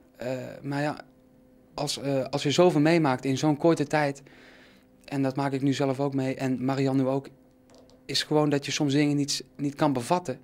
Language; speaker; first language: Dutch; native; Dutch